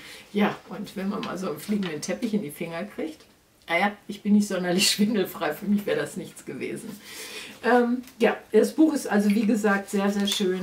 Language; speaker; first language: German; native; German